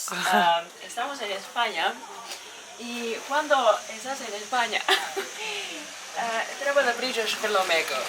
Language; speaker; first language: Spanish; non-native, learner; Serbian